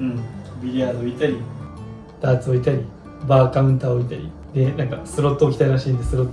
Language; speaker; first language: Japanese; native; Japanese